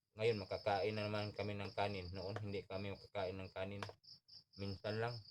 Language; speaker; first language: Filipino; non-native, local second language; Cebuano